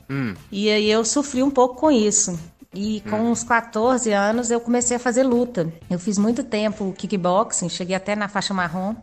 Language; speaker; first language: Portuguese; native; Portuguese